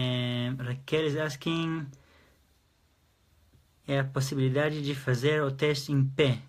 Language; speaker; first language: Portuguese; non-native, fluent; Hebrew